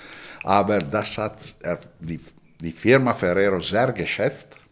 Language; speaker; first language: German; non-native, fluent; Italian